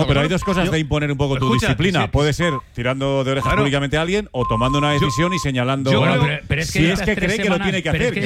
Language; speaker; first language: Spanish; native; Spanish